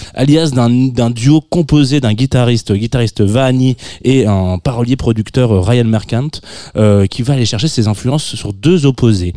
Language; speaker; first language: French; native; French